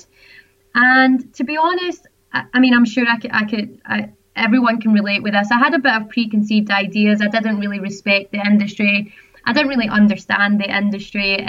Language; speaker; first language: English; native; English